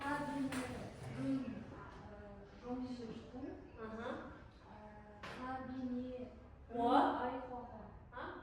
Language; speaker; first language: Chinese; non-native, learner; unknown